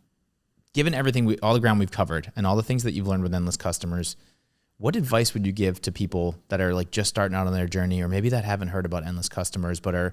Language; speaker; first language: English; native; English